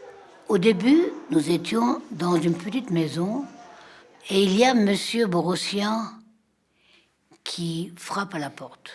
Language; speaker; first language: French; non-native, fluent; Armenian